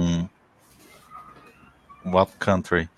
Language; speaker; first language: English; non-native, learner; Portuguese